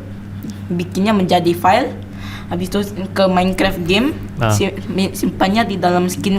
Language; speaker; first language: Indonesian; non-native, local second language; English